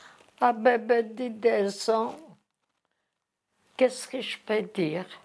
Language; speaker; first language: French; non-native, learner; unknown